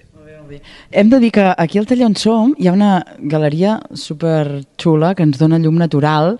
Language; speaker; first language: Catalan; native; Catalan